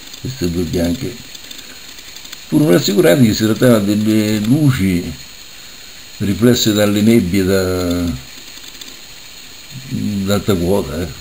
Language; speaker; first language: Italian; native; Italian